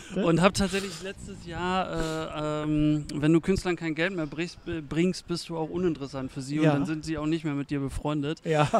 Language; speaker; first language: German; native; German